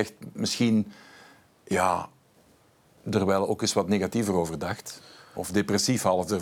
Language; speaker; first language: Dutch; native; Dutch